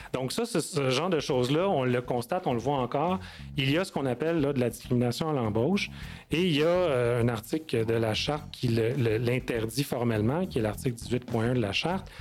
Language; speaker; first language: French; native; French